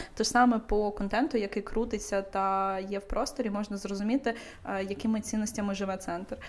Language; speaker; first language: Ukrainian; non-native, local second language; Russian